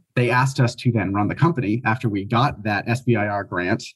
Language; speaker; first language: English; native; English